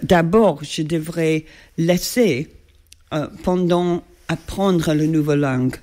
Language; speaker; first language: French; non-native, learner; English